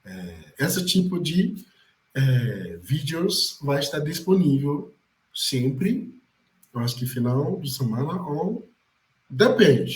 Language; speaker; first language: Portuguese; non-native, fluent; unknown